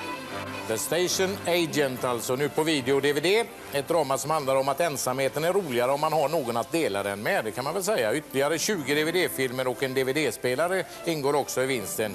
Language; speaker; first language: Swedish; native; Swedish